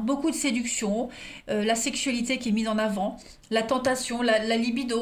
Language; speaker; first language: French; native; French